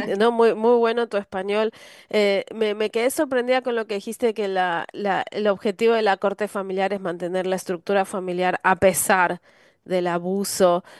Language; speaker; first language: Spanish; native; Spanish